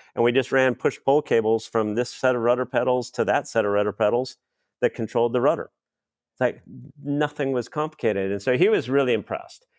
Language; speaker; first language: English; native; English